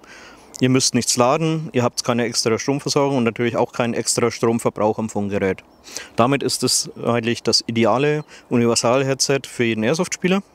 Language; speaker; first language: German; native; German